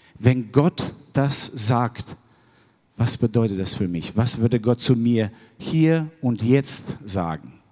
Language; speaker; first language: German; non-native, fluent; Albanian